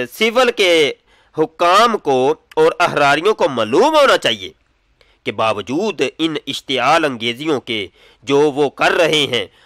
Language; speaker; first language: Urdu; non-native, local second language; Punjabi